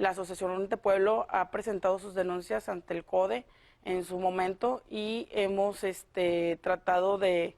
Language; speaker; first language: Spanish; native; Spanish